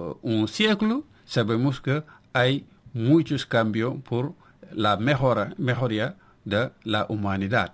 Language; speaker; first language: Spanish; non-native, local second language; Wolof